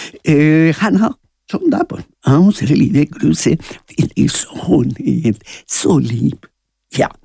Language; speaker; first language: German; non-native, learner; Spanish